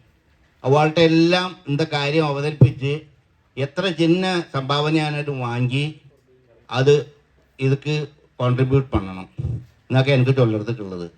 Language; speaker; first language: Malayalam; non-native, local second language; Tamil